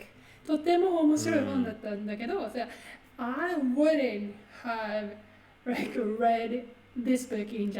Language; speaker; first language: English; non-native, fluent; Japanese